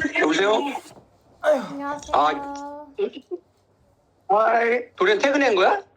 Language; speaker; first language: Korean; native; Korean